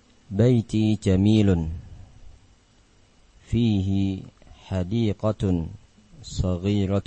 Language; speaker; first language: Arabic; non-native, fluent; Indonesian